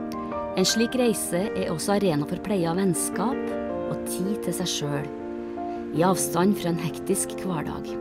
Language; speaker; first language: Norwegian; native; Norwegian